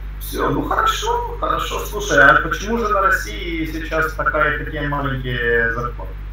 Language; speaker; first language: Russian; native; Russian